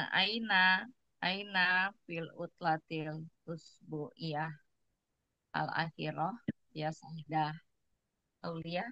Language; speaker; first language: Arabic; non-native, learner; Indonesian